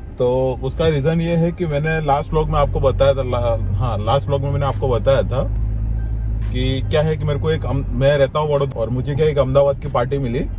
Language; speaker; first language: Hindi; non-native, local second language; Rajasthani